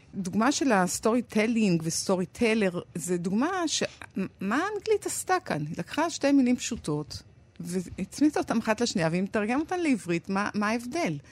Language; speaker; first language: Hebrew; native; Hebrew